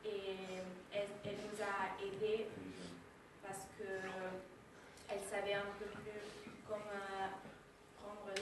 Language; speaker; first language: French; non-native, learner; Italian